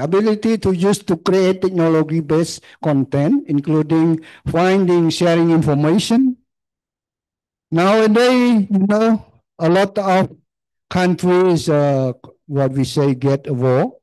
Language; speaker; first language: English; non-native, learner; Khmer